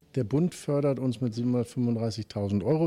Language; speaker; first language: German; native; German